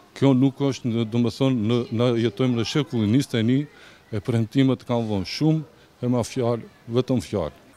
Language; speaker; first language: Albanian; non-native, local second language; Romany